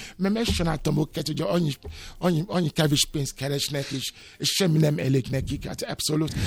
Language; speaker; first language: Hungarian; non-native, fluent; Yoruba